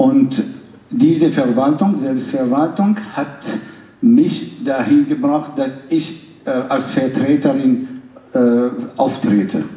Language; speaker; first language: German; non-native, fluent; Arabic